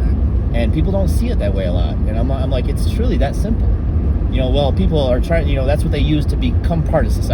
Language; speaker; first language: English; native; English